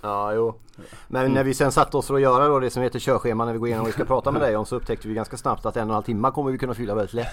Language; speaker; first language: Swedish; native; Swedish